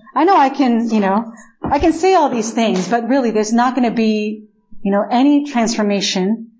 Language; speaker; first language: English; non-native, fluent; Spanish